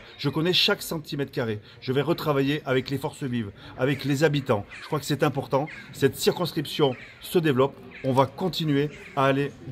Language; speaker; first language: French; native; French